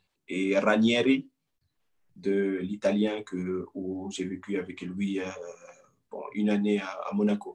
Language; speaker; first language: French; non-native, local second language; Arabic